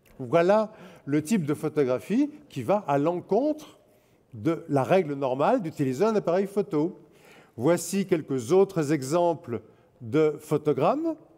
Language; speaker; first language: French; native; French